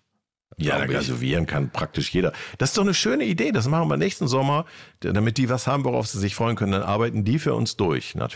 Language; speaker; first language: German; native; German